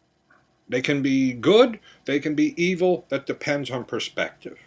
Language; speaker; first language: English; native; English